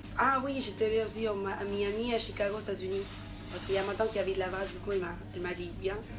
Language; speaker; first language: French; non-native, fluent; Spanish